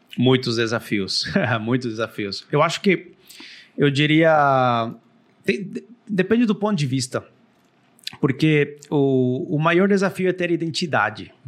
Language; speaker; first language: Portuguese; non-native, fluent; Spanish